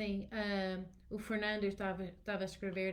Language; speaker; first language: Portuguese; non-native, learner; English